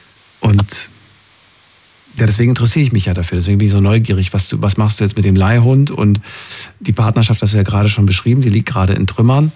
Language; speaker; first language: German; native; German